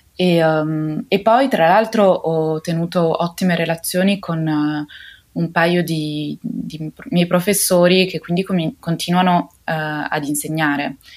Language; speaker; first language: Italian; native; Italian